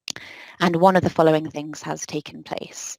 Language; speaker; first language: English; native; English